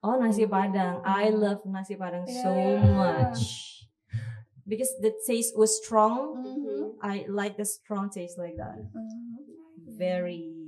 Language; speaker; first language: English; non-native, learner; Indonesian